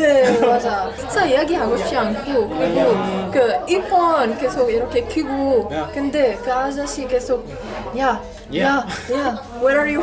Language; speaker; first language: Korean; non-native, learner; Arabic